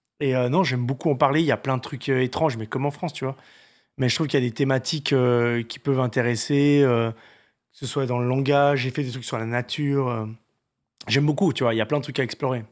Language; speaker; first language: French; native; French